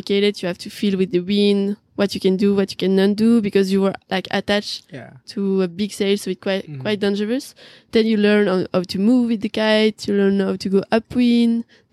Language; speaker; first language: English; non-native, fluent; French